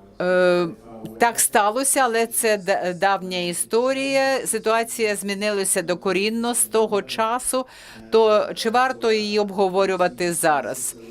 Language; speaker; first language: Ukrainian; non-native, fluent; French